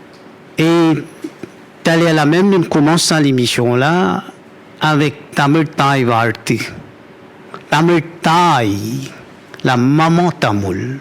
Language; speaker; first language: French; non-native, local second language; Morisyen